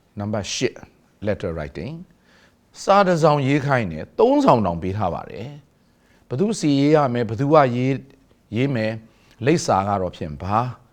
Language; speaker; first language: Burmese; native; Burmese